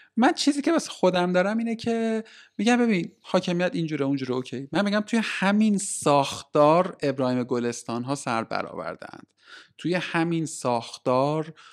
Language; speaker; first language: Persian; native; Persian